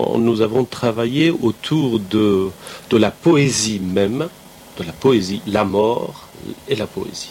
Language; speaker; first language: French; non-native, fluent; Persian